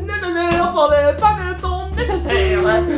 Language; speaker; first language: French; non-native, learner; Spanish